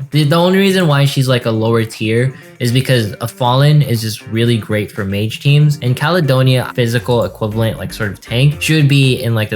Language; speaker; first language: English; native; English